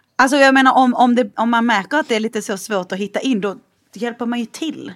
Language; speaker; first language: Swedish; native; Swedish